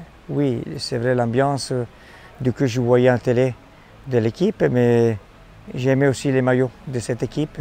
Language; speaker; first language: French; non-native, fluent; Italian